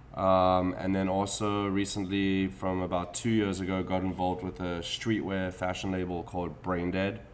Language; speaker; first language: English; native; English